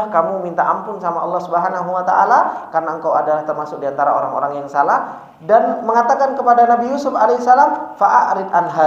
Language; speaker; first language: Indonesian; native; Indonesian